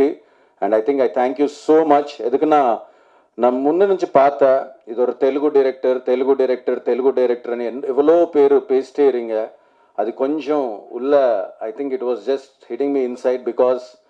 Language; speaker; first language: Tamil; non-native, learner; Telugu